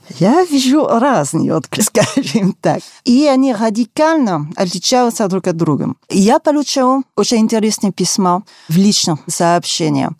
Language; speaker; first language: Russian; non-native, fluent; French